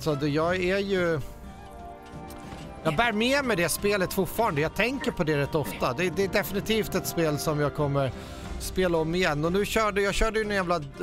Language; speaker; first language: Swedish; native; Swedish